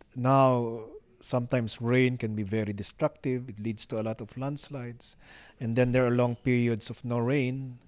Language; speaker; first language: English; non-native, local second language; Filipino